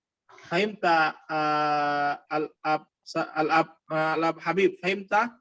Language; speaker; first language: Arabic; non-native, fluent; Indonesian